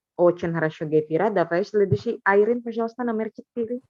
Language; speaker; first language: Russian; non-native, fluent; Indonesian